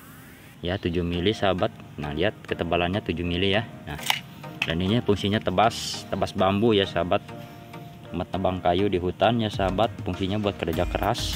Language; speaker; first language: Indonesian; non-native, local second language; Sundanese